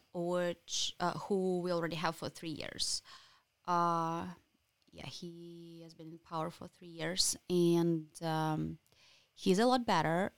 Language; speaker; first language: English; non-native, fluent; Ukrainian